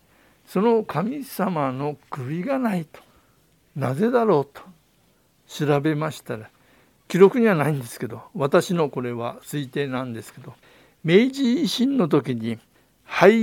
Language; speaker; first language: Japanese; native; Japanese